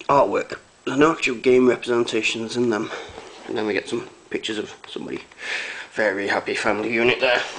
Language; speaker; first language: English; native; English